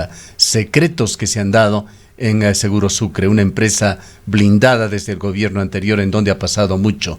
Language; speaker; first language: Spanish; native; Spanish